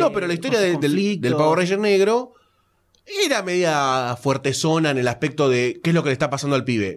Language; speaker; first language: Spanish; native; Spanish